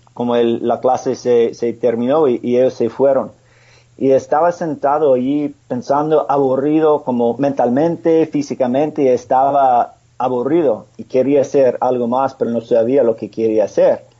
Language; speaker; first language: Spanish; non-native, fluent; English